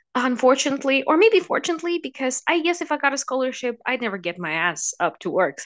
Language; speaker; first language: English; non-native, fluent; Russian